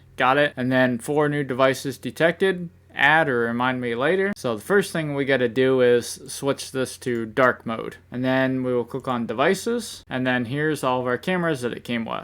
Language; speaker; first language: English; native; English